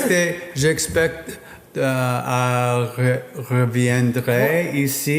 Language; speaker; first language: French; non-native, learner; English